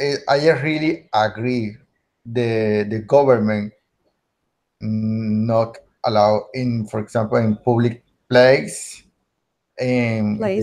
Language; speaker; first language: English; non-native, learner; Spanish